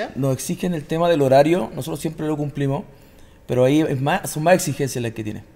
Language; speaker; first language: Spanish; native; Spanish